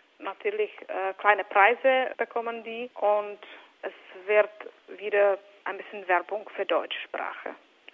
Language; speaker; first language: German; non-native, fluent; Czech